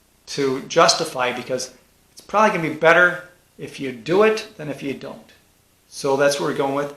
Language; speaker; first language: English; native; English